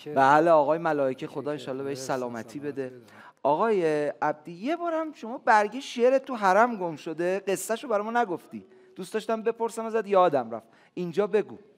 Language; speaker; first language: Persian; native; Persian